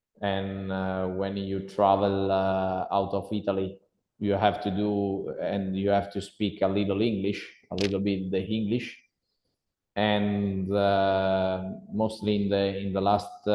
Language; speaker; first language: English; non-native, learner; Italian